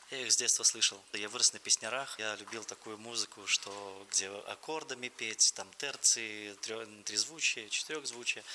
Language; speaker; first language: Russian; native; Russian